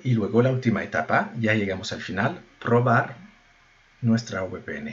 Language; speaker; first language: Spanish; non-native, fluent; French